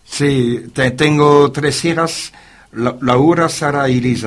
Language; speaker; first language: Spanish; non-native, learner; French